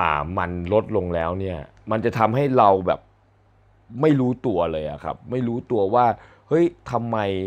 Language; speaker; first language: Thai; native; Thai